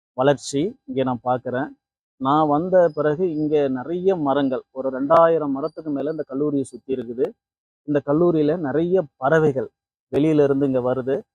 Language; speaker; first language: Tamil; native; Tamil